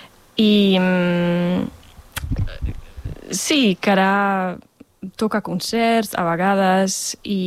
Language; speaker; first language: Catalan; non-native, fluent; German